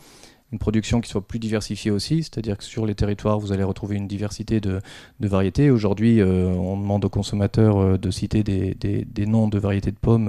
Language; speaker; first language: French; native; French